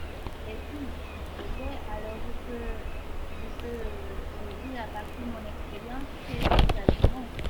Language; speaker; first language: French; non-native, learner; Spanish